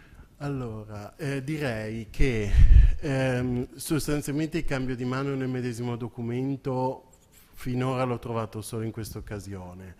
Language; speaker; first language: Italian; native; Italian